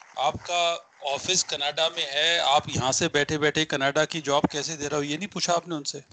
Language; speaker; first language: Hindi; native; Hindi